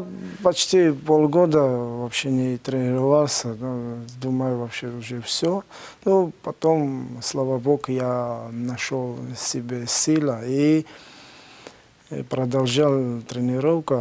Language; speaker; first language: Russian; non-native, learner; Georgian